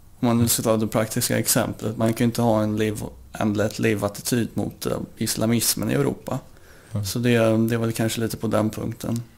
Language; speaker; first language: Swedish; early bilingual, other home language; Romanian